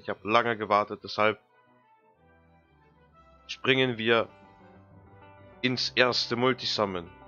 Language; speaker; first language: German; native; German